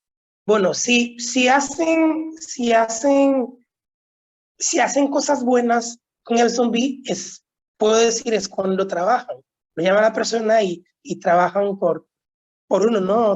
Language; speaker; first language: Spanish; non-native, local second language; Haitian Creole